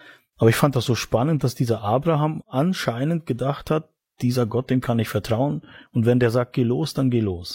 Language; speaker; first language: German; native; German